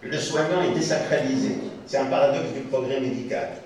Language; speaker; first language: French; non-native, local second language; Arabic